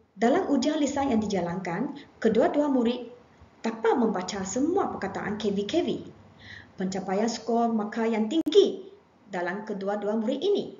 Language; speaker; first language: Malay; non-native, local second language; Chinese